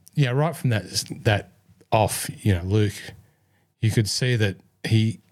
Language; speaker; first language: English; native; English